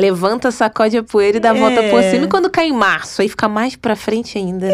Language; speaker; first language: Portuguese; native; Portuguese